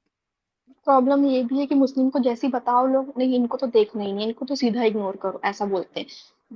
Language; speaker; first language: Hindi; native; Hindi